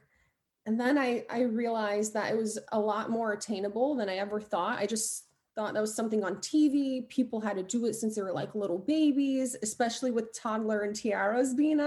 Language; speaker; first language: English; early bilingual, other home language; Albanian